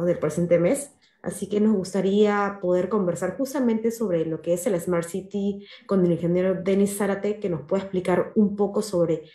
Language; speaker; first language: Spanish; native; Spanish